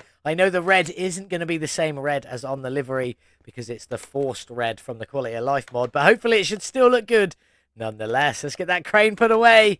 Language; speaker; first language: English; native; English